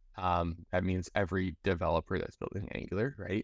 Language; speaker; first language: English; native; English